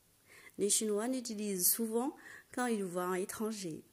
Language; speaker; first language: French; non-native, fluent; Chinese